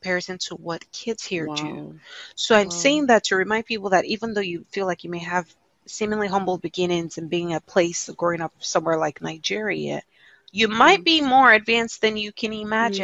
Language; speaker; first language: English; non-native, local second language; Igbo